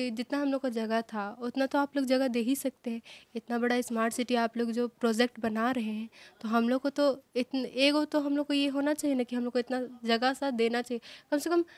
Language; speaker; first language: Hindi; native; Hindi